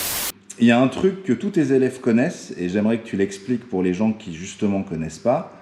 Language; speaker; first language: French; native; French